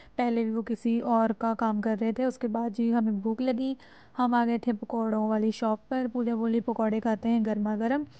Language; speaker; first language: Hindi; non-native, local second language; Punjabi